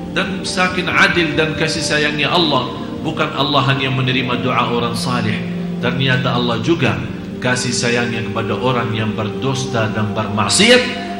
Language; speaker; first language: Indonesian; non-native, fluent; Arabic